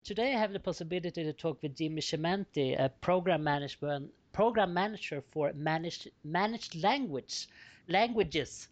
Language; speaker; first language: English; non-native, fluent; Swedish